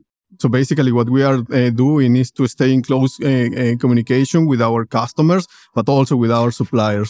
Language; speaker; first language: English; non-native, fluent; Spanish